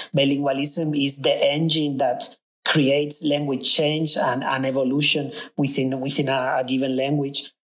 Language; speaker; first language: English; non-native, fluent; Spanish